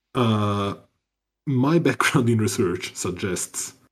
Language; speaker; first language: English; non-native, fluent; Italian